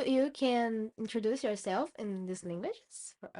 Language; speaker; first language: English; non-native, learner; Portuguese